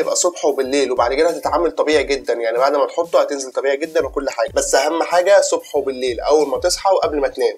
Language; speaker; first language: Arabic; native; Arabic